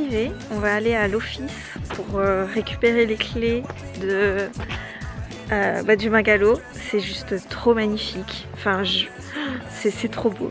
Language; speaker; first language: French; native; French